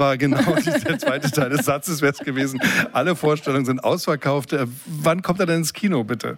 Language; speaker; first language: German; native; German